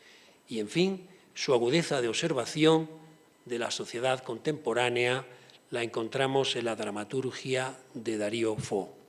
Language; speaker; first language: Spanish; native; Spanish